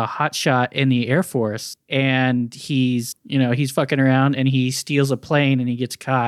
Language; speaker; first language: English; native; English